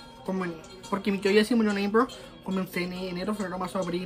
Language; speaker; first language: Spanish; early bilingual, heritage; Spanish